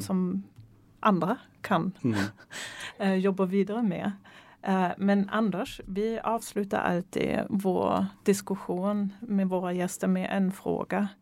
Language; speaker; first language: Swedish; non-native, fluent; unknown